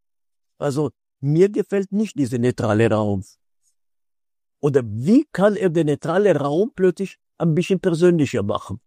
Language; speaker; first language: German; non-native, fluent; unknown